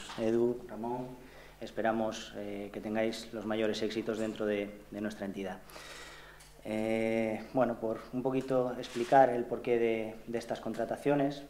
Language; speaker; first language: Spanish; native; Spanish